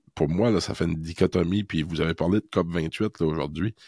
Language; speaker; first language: French; native; French